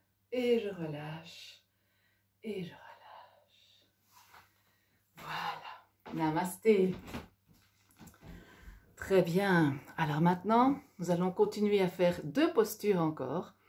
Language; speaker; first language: French; native; French